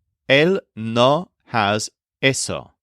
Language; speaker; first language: Spanish; non-native, fluent; English